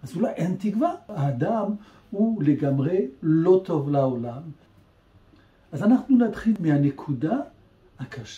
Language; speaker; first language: Hebrew; non-native, fluent; French